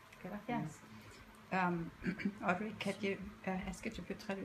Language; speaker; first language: French; non-native, fluent; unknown